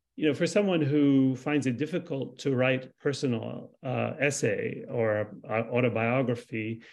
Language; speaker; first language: English; early bilingual, other home language; Arabic